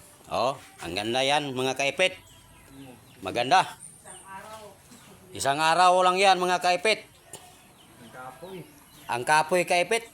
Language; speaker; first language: Filipino; non-native, local second language; Cebuano